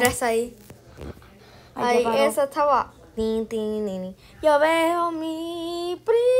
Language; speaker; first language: Spanish; early bilingual, heritage; Spanish